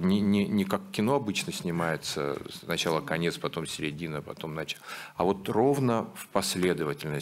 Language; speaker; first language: Russian; native; Russian